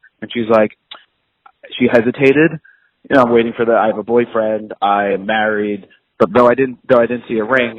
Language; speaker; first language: English; native; English